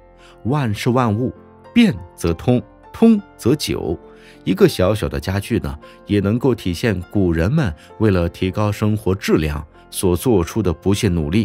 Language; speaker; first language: Chinese; native; Chinese